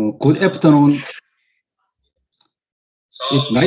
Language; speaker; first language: English; non-native, fluent; Korean